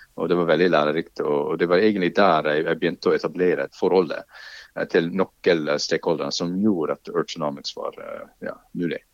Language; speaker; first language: Norwegian; non-native, fluent; English